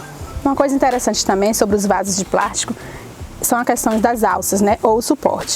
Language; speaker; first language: Portuguese; native; Portuguese